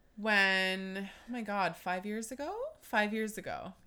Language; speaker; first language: English; native; English